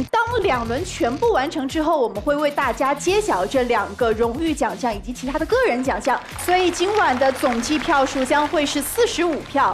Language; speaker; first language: Chinese; native; Chinese